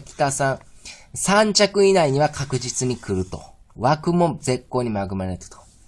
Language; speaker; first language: Japanese; native; Japanese